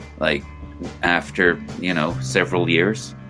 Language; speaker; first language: English; native; English